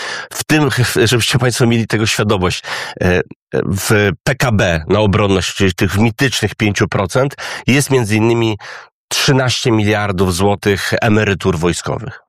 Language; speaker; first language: Polish; native; Polish